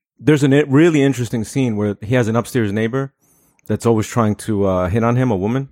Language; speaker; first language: English; native; English